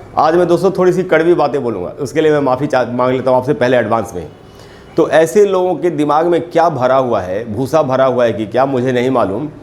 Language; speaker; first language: Hindi; native; Hindi